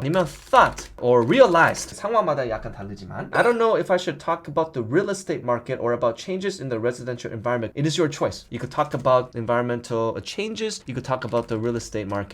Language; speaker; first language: English; early bilingual, other home language; Korean